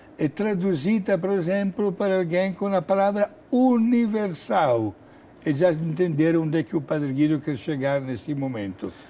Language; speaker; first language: Portuguese; non-native, fluent; Italian